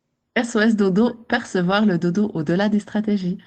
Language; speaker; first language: French; native; French